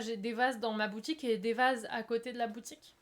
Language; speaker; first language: French; native; French